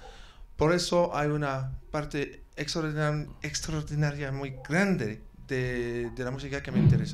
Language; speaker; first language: Spanish; non-native, learner; French